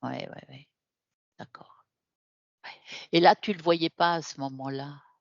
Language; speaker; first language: French; native; French